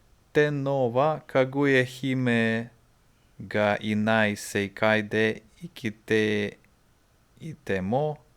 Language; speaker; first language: Japanese; non-native, learner; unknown